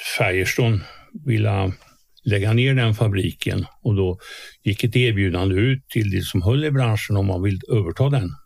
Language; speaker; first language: Swedish; native; Swedish